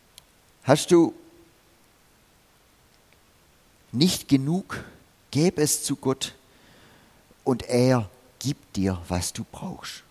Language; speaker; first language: German; non-native, fluent; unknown